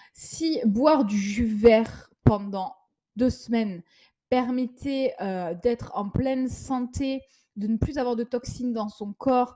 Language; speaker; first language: French; native; French